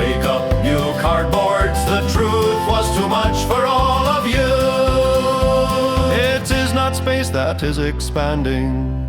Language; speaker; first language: English; non-native, fluent; Finnish